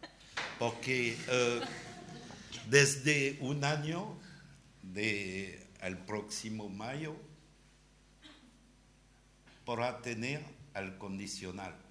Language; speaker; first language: Spanish; non-native, learner; French